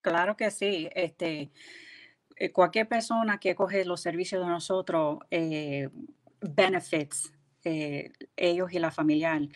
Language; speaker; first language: Spanish; early bilingual, heritage; English